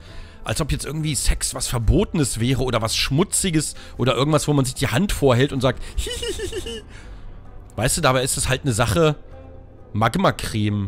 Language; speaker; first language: German; native; German